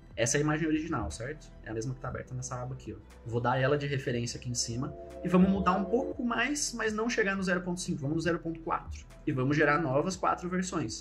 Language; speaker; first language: Portuguese; native; Portuguese